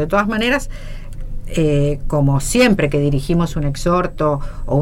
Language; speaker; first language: Spanish; native; Spanish